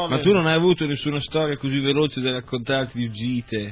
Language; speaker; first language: Italian; native; Italian